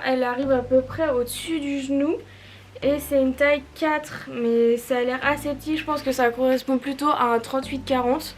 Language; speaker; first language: French; native; French